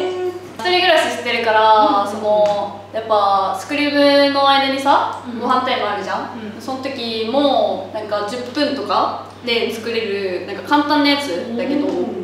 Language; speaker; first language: Japanese; native; Japanese